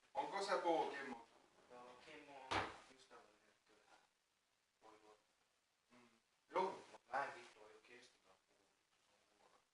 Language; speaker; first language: Finnish; non-native, fluent; Persian